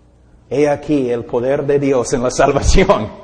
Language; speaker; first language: Spanish; non-native, fluent; English